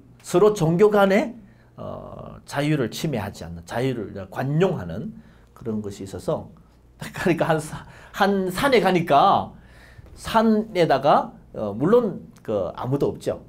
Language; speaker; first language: Korean; native; Korean